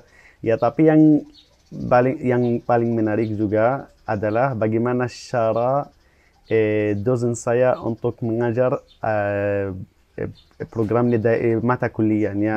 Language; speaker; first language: Indonesian; non-native, fluent; Arabic